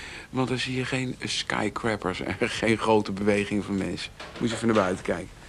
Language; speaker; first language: Dutch; native; Dutch